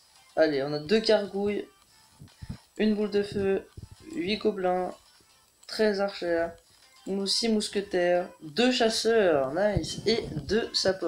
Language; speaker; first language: French; native; French